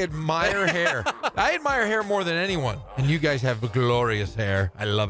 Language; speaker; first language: English; native; English